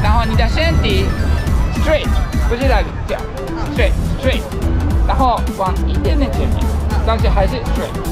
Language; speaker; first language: Chinese; non-native, learner; Japanese